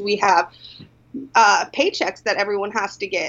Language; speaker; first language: English; native; English